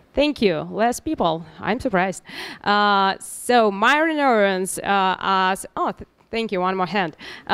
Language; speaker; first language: English; non-native, learner; Russian